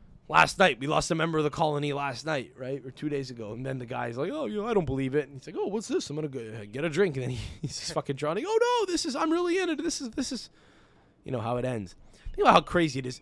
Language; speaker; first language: English; early bilingual, other home language; Italian